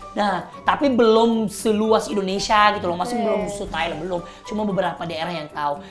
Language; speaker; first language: Indonesian; non-native, fluent; Thai